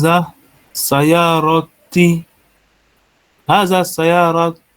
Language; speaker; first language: Arabic; non-native, learner; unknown